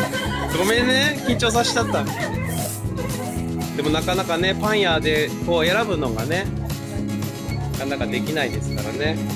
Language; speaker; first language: Japanese; native; Japanese